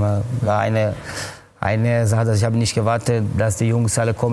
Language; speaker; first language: German; non-native, fluent; Portuguese